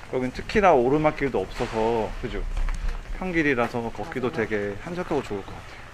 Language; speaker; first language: Korean; native; Korean